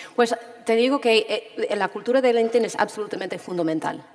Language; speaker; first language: Spanish; early bilingual, heritage; Spanish